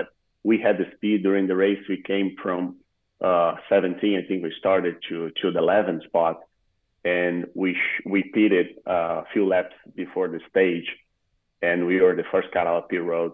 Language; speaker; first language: English; non-native, fluent; Portuguese